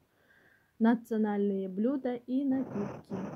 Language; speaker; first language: Russian; non-native, local second language; Kyrgyz